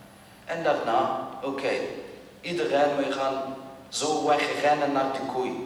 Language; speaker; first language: Dutch; non-native, learner; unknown